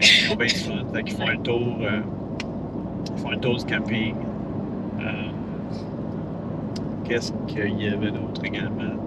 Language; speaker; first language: French; native; French